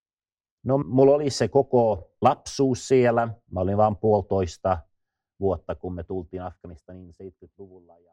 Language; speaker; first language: Finnish; non-native, fluent; Swedish